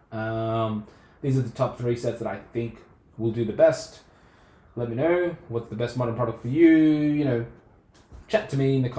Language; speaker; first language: English; native; English